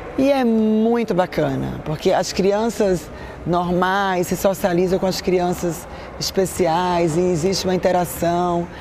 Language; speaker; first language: Portuguese; native; Portuguese